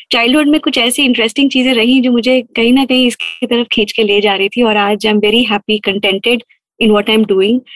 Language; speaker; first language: Hindi; native; Hindi